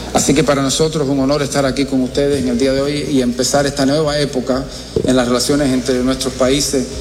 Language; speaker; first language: Spanish; early bilingual, heritage; Spanish